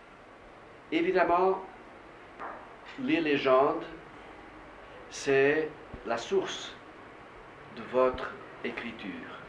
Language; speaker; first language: French; non-native, fluent; Portuguese